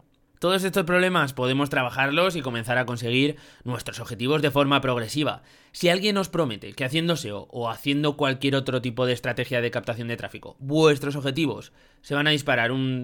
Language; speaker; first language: Spanish; native; Spanish